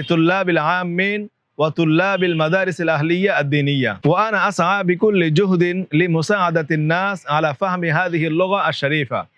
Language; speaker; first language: Arabic; non-native, fluent; Bangla